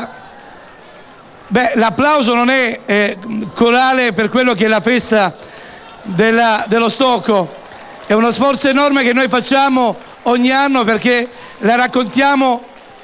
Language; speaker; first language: Italian; native; Italian